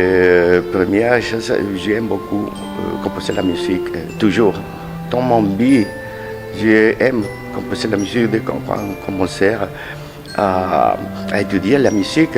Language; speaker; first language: French; non-native, learner; Spanish